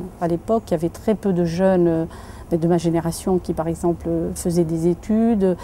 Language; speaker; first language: French; early bilingual, other home language; Portuguese